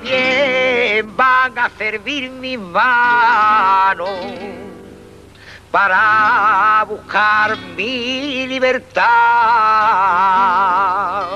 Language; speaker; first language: Spanish; native; Spanish